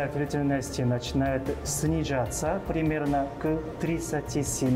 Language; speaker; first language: Russian; non-native, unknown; Korean